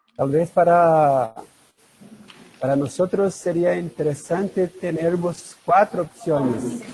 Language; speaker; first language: Spanish; non-native, learner; Portuguese